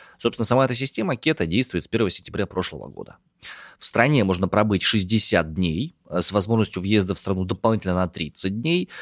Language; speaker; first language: Russian; native; Russian